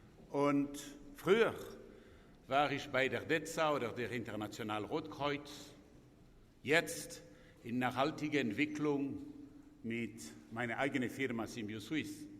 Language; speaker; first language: German; non-native, local second language; French